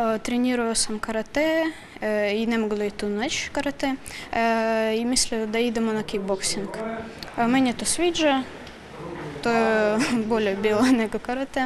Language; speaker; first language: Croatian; non-native, learner; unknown